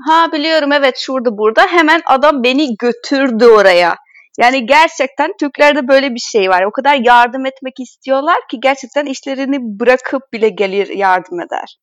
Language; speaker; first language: Turkish; non-native, fluent; Hungarian